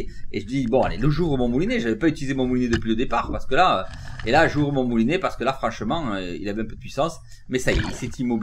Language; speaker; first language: French; native; French